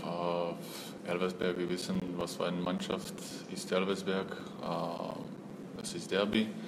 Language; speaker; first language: German; non-native, fluent; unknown